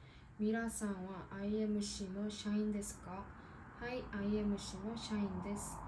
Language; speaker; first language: Japanese; non-native, learner; Korean